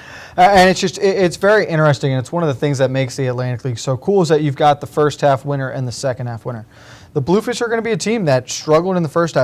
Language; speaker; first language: English; native; English